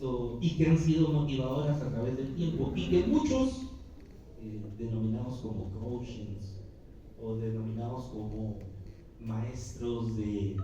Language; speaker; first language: Spanish; native; Spanish